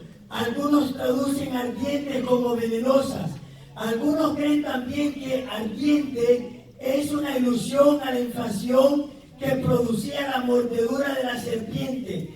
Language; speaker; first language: Spanish; native; Spanish